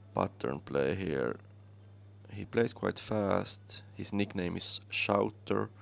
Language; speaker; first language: English; non-native, fluent; Finnish